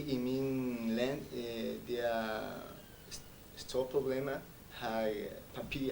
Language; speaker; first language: Danish; non-native, learner; Spanish